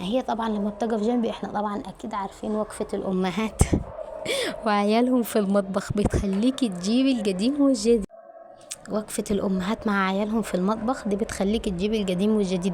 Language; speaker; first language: Arabic; native; Arabic